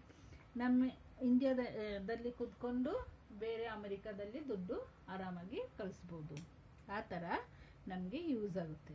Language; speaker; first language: Kannada; non-native, fluent; Hindi